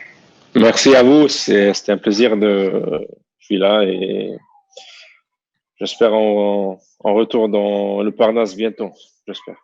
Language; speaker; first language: French; non-native, learner; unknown